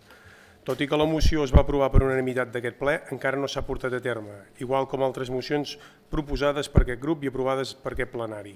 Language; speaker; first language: Catalan; native; Catalan